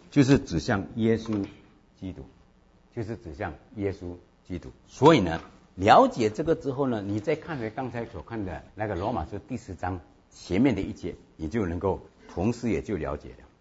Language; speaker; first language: Chinese; native; Chinese